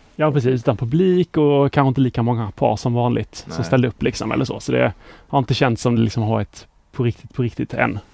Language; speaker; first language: Swedish; native; Swedish